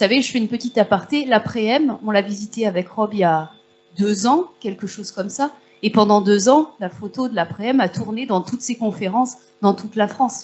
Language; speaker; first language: French; native; French